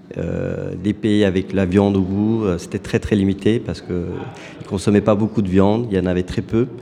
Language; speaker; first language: French; non-native, fluent; Turkish